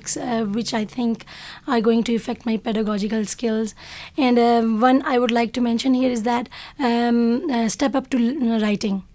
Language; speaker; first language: English; non-native, local second language; Urdu